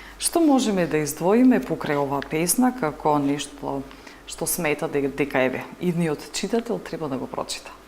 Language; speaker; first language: Macedonian; native; Macedonian